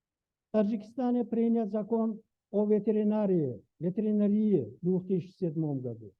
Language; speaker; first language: Russian; native; Russian